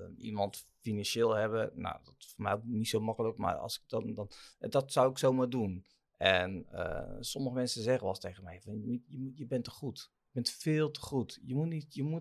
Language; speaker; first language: Dutch; native; Dutch